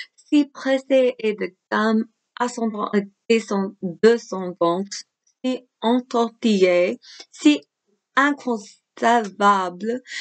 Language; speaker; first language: French; non-native, fluent; English